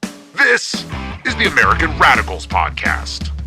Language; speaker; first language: English; native; English